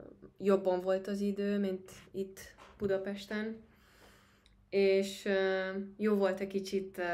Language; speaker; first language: Hungarian; non-native, fluent; Spanish